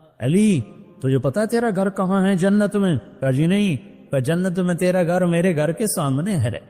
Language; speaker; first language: Urdu; non-native, local second language; Punjabi